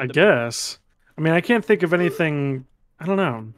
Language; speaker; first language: English; native; English